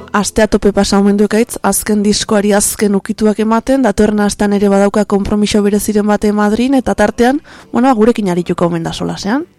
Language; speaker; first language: Basque; native; Basque